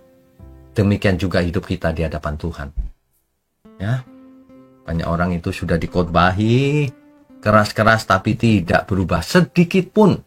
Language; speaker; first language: Indonesian; native; Indonesian